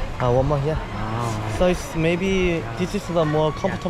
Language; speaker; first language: English; non-native, learner; Korean